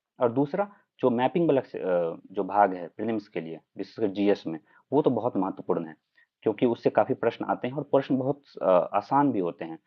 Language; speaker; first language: Hindi; non-native, local second language; Maithili